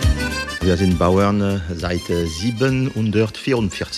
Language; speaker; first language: German; non-native, learner; French